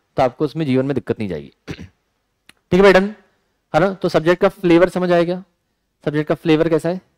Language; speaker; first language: Hindi; native; Hindi